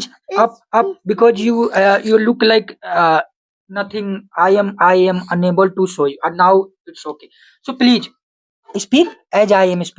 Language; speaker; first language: English; non-native, local second language; Hindi